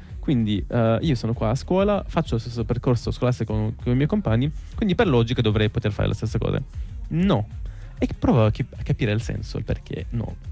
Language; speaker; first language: Italian; non-native, fluent; Arabic